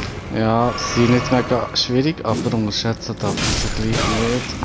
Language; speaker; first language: German; native; German